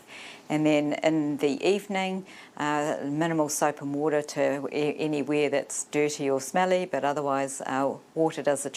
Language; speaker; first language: English; native; English